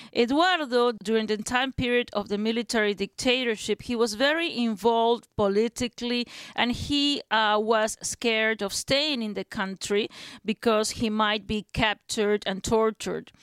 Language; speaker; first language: English; non-native, fluent; Spanish